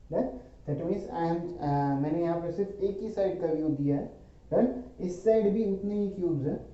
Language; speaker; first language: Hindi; non-native, local second language; Gujarati